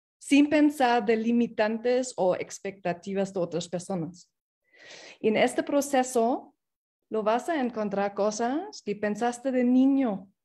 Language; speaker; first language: Spanish; non-native, fluent; English